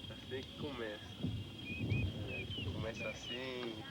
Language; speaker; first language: Portuguese; non-native, local second language; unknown